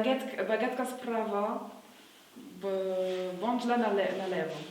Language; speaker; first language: Polish; early bilingual, heritage; French